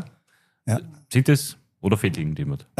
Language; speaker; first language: German; native; German